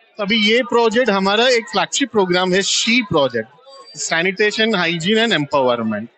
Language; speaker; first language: Hindi; non-native, local second language; Malayalam